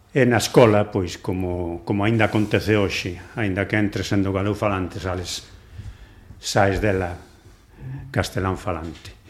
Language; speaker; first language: Galician; non-native, local second language; Spanish